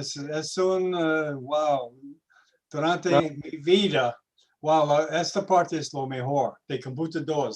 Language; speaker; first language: Spanish; non-native, learner; English